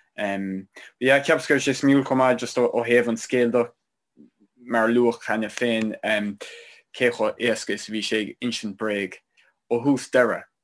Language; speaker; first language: Irish; non-native, local second language; English